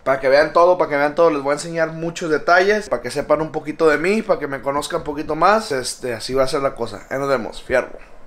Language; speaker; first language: Spanish; early bilingual, heritage; Spanish